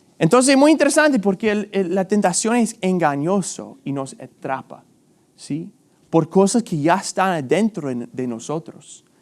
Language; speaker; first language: Spanish; non-native, fluent; English